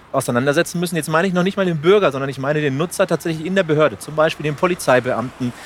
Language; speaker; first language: German; non-native, fluent; Spanish